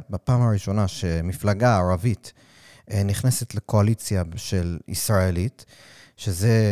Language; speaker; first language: Hebrew; native; Hebrew